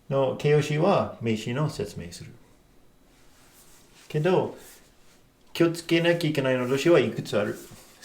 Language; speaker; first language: Japanese; non-native, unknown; English